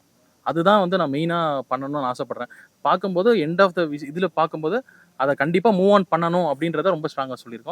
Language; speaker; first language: Tamil; native; Tamil